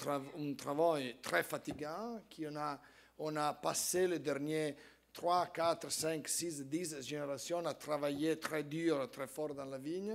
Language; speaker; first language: French; non-native, fluent; Italian